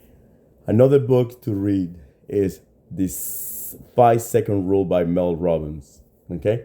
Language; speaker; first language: English; non-native, fluent; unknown